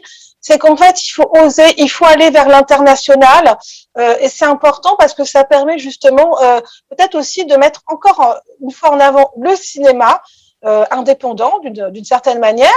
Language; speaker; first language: French; native; French